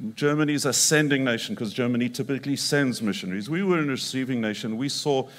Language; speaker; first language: English; native; English